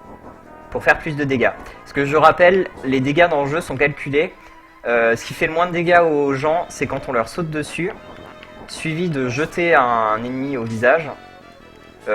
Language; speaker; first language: French; native; French